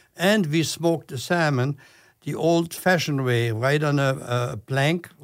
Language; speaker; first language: English; non-native, fluent; German